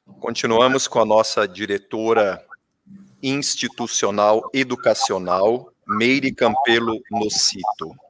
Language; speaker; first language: Portuguese; native; Portuguese